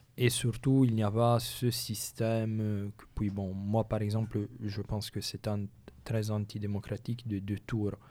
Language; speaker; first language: French; non-native, local second language; Italian